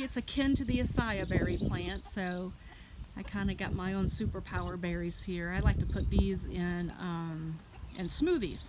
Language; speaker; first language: English; native; English